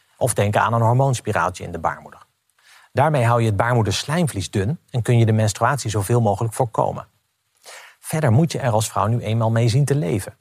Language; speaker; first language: Dutch; native; Dutch